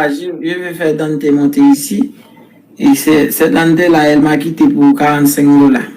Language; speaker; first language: French; non-native, local second language; Haitian Creole